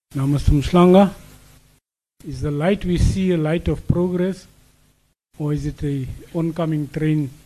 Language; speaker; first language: English; non-native, local second language; Afrikaans